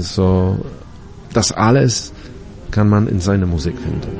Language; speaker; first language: German; non-native, fluent; Polish